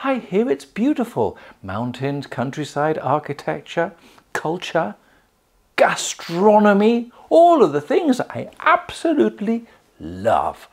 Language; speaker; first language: English; native; English